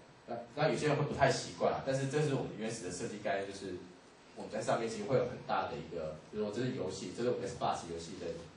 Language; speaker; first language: Chinese; native; Chinese